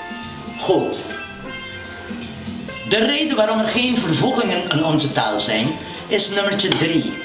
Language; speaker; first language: Dutch; non-native, local second language; Papiamento